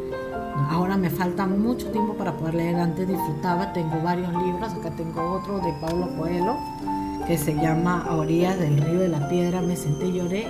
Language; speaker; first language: Spanish; native; Spanish